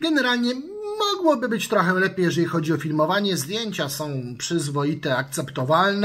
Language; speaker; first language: Polish; native; Polish